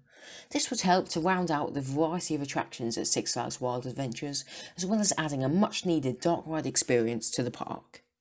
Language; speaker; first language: English; native; English